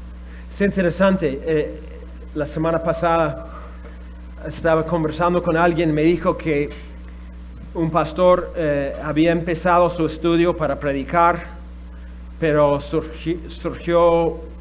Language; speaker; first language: Spanish; non-native, fluent; English